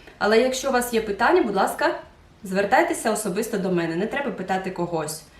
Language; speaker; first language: Ukrainian; non-native, local second language; Russian